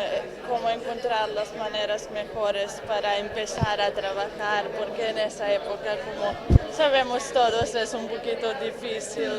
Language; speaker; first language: Spanish; non-native, fluent; Serbian